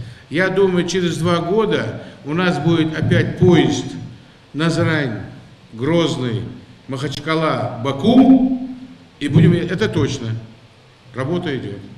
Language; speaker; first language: Russian; non-native, local second language; Ingush